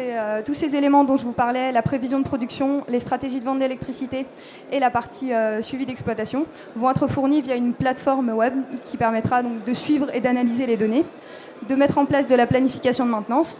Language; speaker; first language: French; native; French